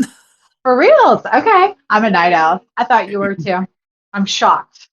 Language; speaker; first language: English; native; English